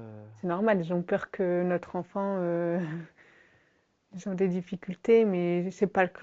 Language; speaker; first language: French; native; French